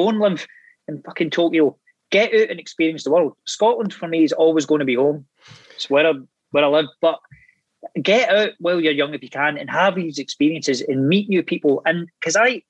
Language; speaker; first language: English; native; English